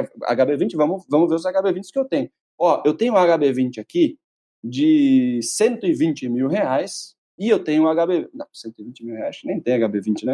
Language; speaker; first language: Portuguese; native; Portuguese